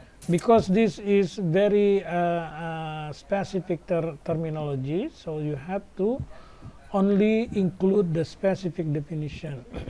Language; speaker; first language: English; non-native, fluent; Indonesian